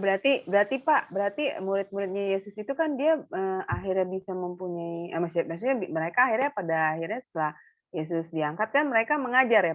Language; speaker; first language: Indonesian; native; Indonesian